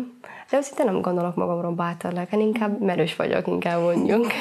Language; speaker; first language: Hungarian; non-native, fluent; Somali